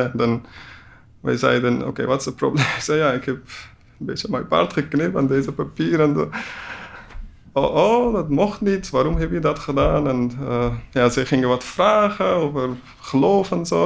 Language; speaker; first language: Dutch; non-native, learner; Persian